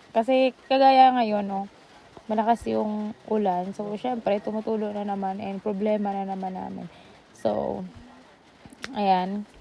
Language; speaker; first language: Filipino; non-native, local second language; Cebuano